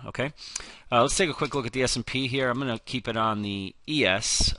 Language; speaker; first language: English; native; English